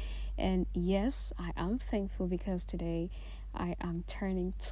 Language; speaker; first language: English; non-native, local second language; Swahili